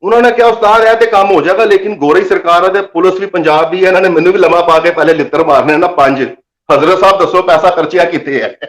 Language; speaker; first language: Urdu; non-native, local second language; Punjabi